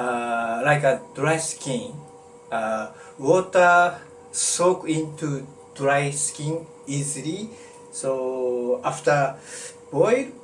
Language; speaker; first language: English; non-native, learner; Japanese